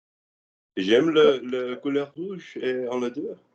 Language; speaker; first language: French; non-native, learner; Spanish